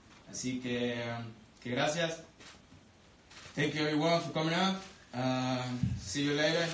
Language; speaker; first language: English; non-native, learner; Spanish